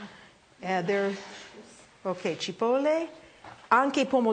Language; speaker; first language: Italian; non-native, learner; English